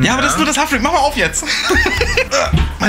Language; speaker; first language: German; native; German